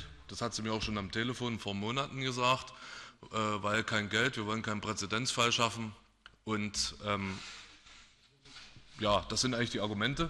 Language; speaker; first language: German; native; German